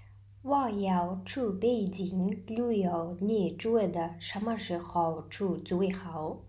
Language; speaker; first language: Chinese; non-native, fluent; Mongolian